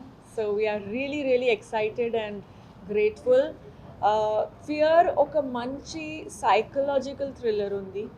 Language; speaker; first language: Telugu; non-native, learner; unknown